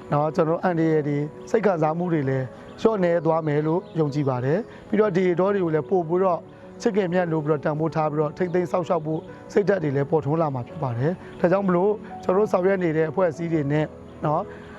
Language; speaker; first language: Burmese; native; Burmese